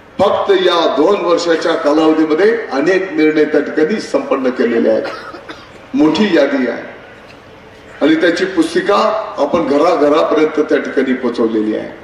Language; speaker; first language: Marathi; native; Marathi